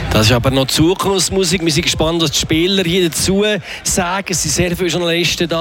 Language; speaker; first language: German; native; German